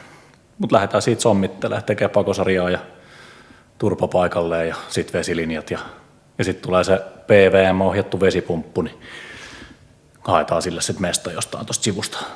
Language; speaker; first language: Finnish; native; Finnish